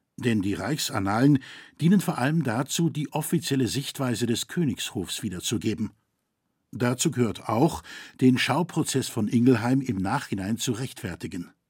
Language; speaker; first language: German; native; German